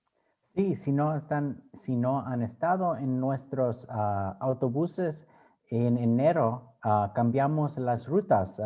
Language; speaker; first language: Spanish; early bilingual, other home language; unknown